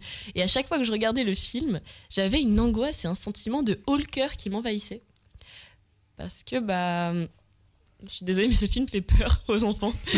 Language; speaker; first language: French; native; French